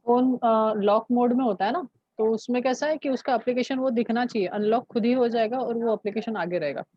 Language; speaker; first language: Hindi; non-native, local second language; Marathi